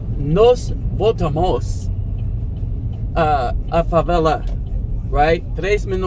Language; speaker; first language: Portuguese; non-native, learner; English